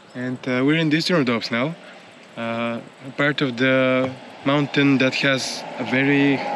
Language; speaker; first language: English; non-native, fluent; Bulgarian